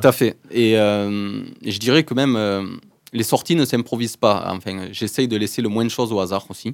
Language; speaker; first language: French; native; French